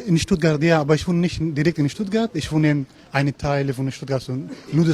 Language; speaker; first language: German; non-native, learner; Persian